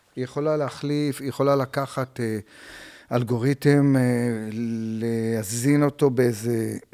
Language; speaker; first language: Hebrew; native; Hebrew